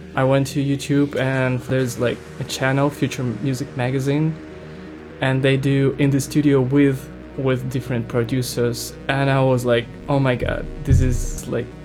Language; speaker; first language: English; non-native, fluent; Ukrainian